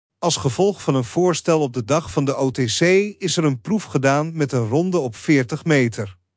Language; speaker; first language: Dutch; native; Dutch